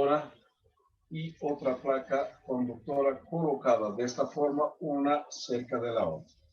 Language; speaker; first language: Spanish; native; Spanish